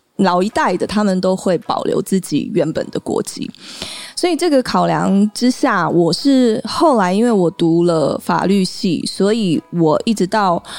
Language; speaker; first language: Chinese; early bilingual, heritage; Chinese